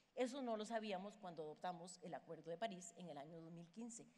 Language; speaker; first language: Spanish; native; Spanish